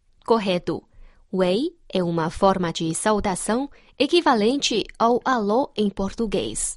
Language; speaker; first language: Portuguese; non-native, fluent; Chinese